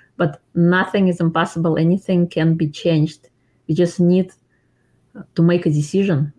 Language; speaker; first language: English; non-native, fluent; Russian